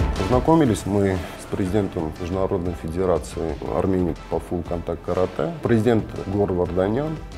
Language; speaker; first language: Russian; non-native, fluent; Armenian